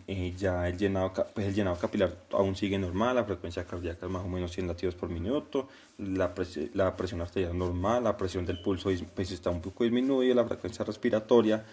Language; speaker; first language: Spanish; native; Spanish